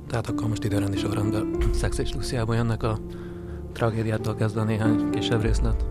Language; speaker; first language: Hungarian; native; Hungarian